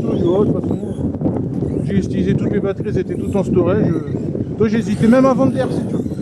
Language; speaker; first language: French; native; French